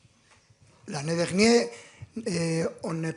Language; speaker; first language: French; non-native, fluent; Spanish